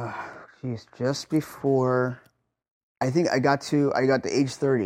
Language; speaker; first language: English; native; English